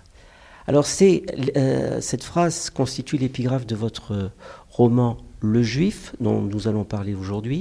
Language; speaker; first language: French; native; French